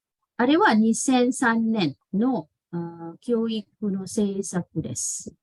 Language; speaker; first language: Japanese; non-native, fluent; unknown